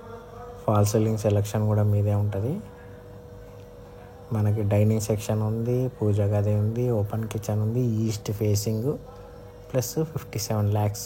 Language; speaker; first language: Telugu; native; Telugu